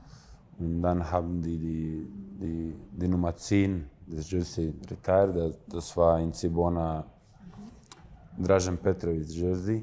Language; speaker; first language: German; non-native, fluent; Croatian